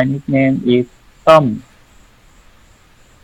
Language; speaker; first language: English; non-native, learner; Thai